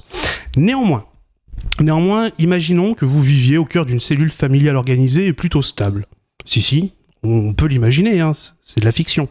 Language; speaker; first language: French; native; French